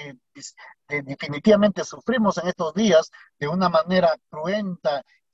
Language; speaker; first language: Spanish; native; Spanish